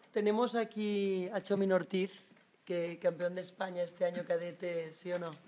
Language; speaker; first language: Spanish; non-native, local second language; Catalan